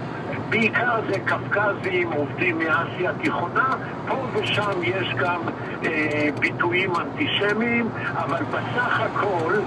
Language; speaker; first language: Hebrew; non-native, fluent; Russian